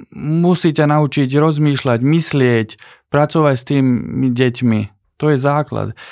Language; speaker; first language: Slovak; non-native, local second language; Hungarian